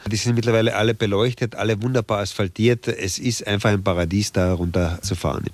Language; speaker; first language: German; non-native, local second language; Slovenian